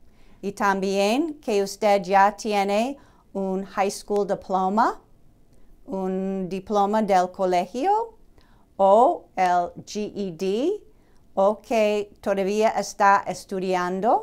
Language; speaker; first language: Spanish; non-native, fluent; English